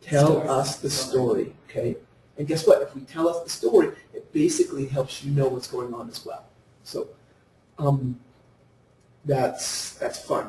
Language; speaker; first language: English; native; English